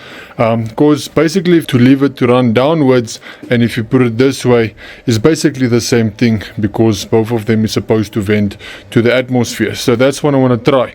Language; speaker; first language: English; non-native, local second language; Afrikaans